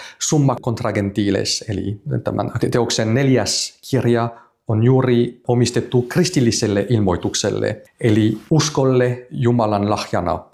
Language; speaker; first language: Finnish; non-native, fluent; French